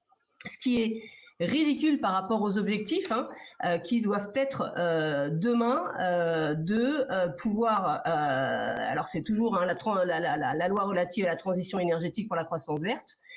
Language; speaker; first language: French; native; French